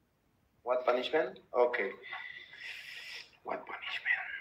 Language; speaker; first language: English; non-native, learner; Spanish